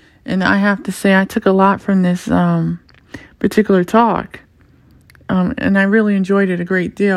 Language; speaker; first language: English; native; English